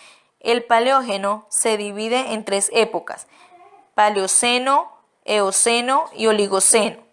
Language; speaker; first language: Spanish; native; Spanish